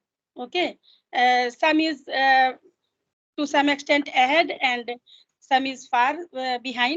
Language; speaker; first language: English; non-native, local second language; Hindi